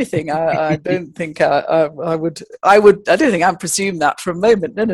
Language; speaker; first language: English; native; English